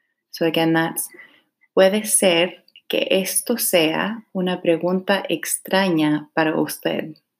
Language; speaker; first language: Spanish; non-native, fluent; English